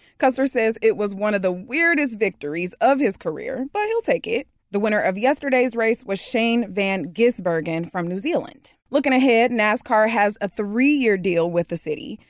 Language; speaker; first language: English; native; English